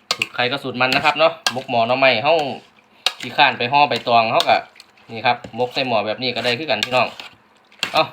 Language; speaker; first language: Thai; non-native, local second language; Northeastern Thai